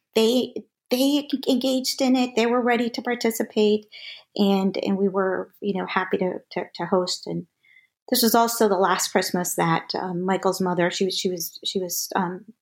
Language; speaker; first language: English; native; English